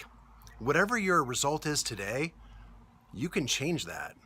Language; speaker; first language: English; native; English